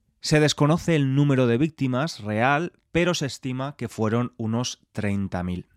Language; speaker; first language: Spanish; native; Spanish